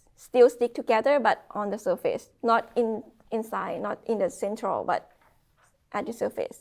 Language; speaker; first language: English; non-native, fluent; Thai